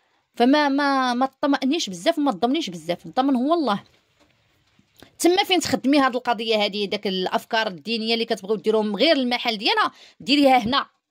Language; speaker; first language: Arabic; native; Arabic